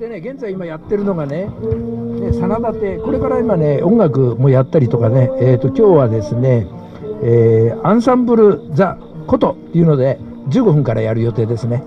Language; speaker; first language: Japanese; native; Japanese